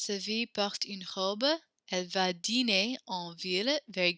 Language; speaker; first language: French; non-native, fluent; English